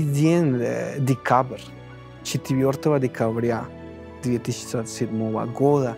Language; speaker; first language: Russian; non-native, fluent; Spanish